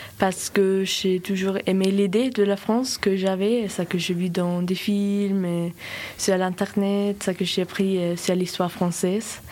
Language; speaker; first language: French; non-native, fluent; Faroese